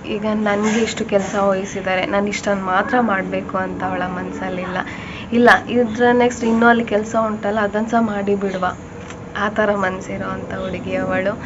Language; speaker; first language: Kannada; non-native, local second language; Tulu